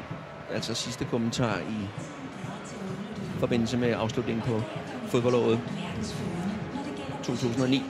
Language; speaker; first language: Danish; native; Danish